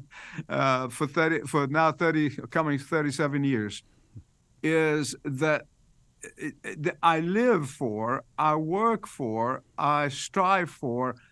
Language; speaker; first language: English; non-native, fluent; Arabic